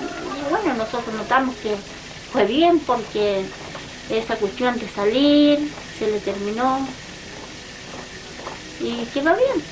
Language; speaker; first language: Spanish; native; Spanish